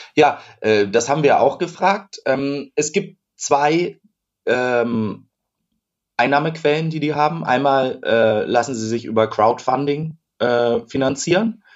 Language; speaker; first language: German; native; German